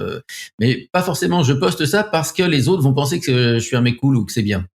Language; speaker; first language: French; native; French